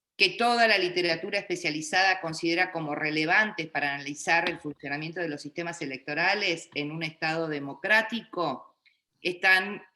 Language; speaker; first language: Spanish; native; Spanish